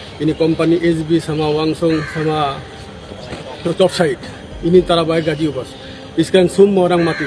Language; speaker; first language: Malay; non-native, learner; Bangla